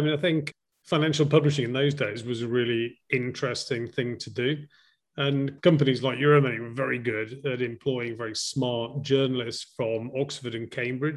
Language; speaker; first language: English; native; English